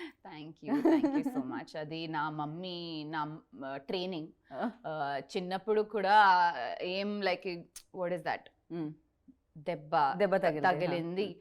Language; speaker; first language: Telugu; non-native, learner; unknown